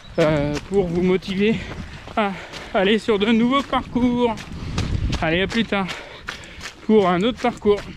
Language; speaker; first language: French; native; French